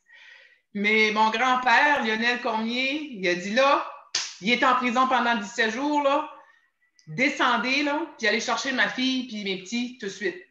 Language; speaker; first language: French; native; French